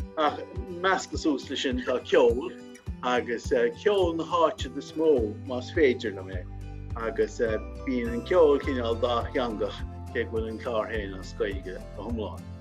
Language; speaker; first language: Irish; non-native, local second language; English